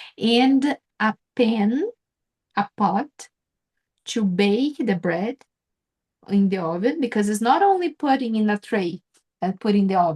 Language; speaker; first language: English; non-native, fluent; Portuguese